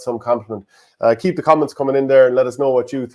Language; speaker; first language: English; native; English